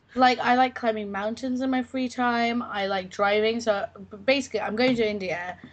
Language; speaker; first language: English; native; English